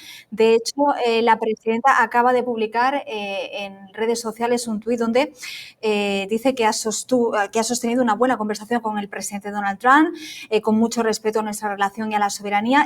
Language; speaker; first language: Spanish; native; Spanish